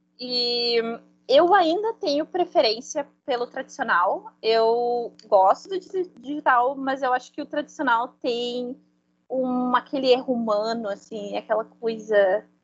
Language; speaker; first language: Portuguese; non-native, fluent; Spanish